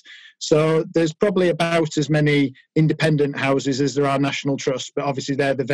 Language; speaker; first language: English; native; English